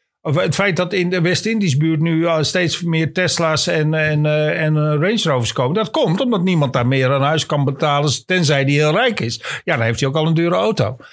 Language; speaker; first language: Dutch; native; Dutch